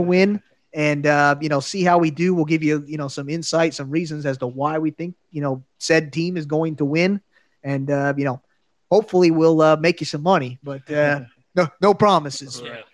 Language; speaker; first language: English; native; English